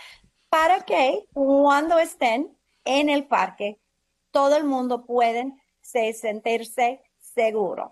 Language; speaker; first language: Spanish; non-native, fluent; English